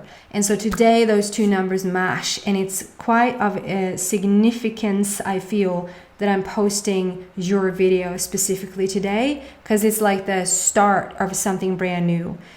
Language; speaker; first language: English; non-native, fluent; Swedish